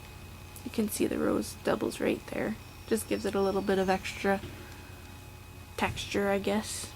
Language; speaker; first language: English; native; English